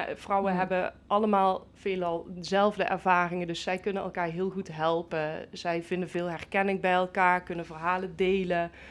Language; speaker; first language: Dutch; native; Dutch